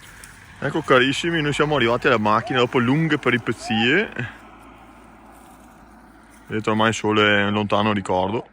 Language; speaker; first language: Italian; native; Italian